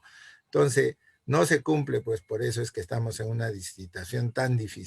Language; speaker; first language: Spanish; native; Spanish